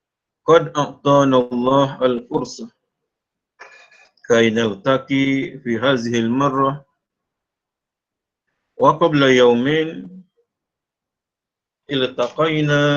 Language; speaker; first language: Arabic; non-native, fluent; Malay